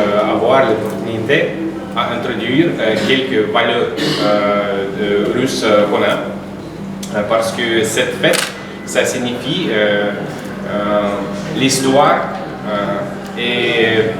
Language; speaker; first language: French; non-native, learner; Russian